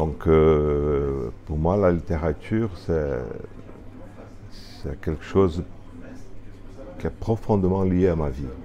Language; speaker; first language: French; non-native, fluent; Portuguese